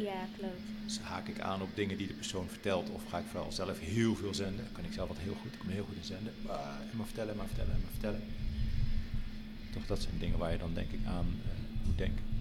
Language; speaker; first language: Dutch; native; Dutch